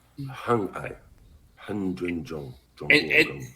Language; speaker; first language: Chinese; non-native, learner; English